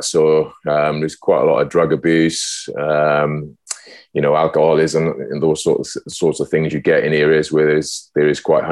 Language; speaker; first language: English; native; English